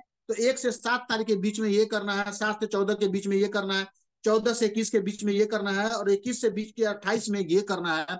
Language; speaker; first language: Hindi; native; Hindi